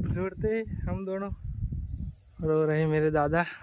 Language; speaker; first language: Hindi; non-native, local second language; Gujarati